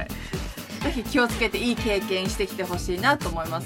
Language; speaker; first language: Japanese; native; Japanese